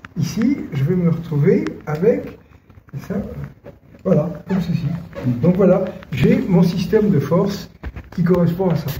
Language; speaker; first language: French; native; French